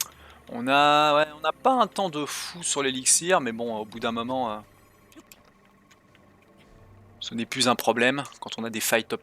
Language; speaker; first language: French; native; French